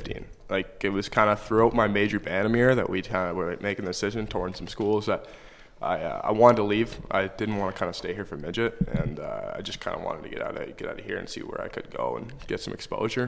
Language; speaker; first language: English; native; English